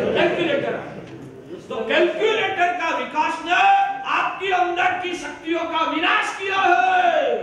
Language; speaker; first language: Hindi; non-native, local second language; Gujarati